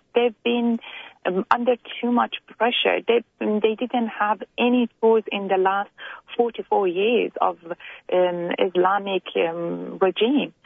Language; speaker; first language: English; non-native, fluent; Persian